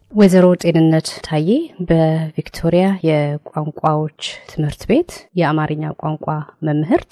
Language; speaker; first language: Amharic; native; Amharic